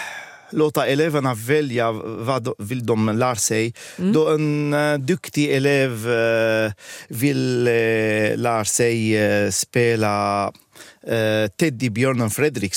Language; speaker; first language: Swedish; non-native, fluent; Arabic